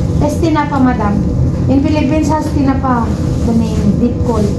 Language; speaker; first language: English; non-native, learner; Filipino